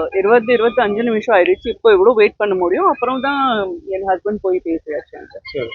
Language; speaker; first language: Tamil; non-native, learner; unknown